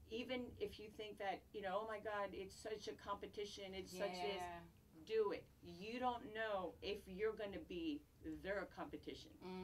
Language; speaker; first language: English; non-native, fluent; Greek